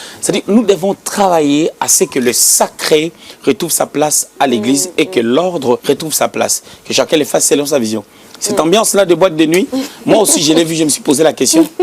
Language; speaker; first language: French; non-native, local second language; Lingala